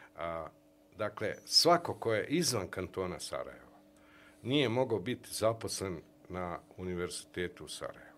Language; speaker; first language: Bosnian; native; Bosnian